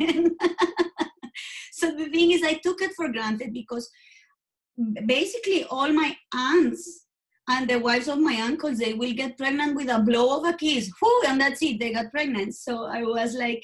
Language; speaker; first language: English; non-native, fluent; Spanish